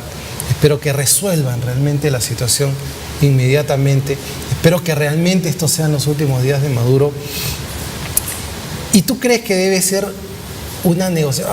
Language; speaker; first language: Spanish; native; Spanish